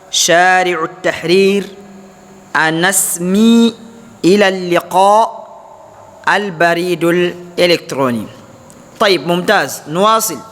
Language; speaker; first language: Arabic; non-native, fluent; Fula